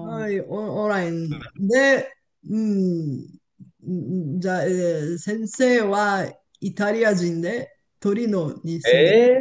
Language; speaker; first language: Japanese; non-native, learner; Bulgarian